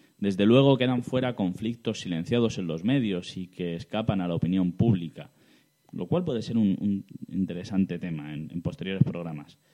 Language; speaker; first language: Spanish; native; Spanish